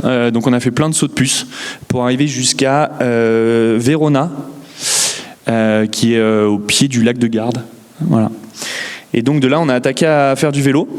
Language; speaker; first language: French; native; French